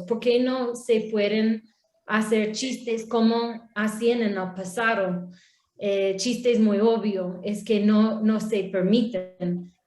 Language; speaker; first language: Spanish; non-native, learner; English